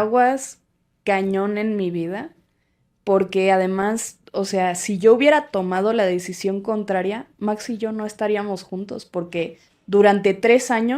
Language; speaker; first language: Spanish; native; Spanish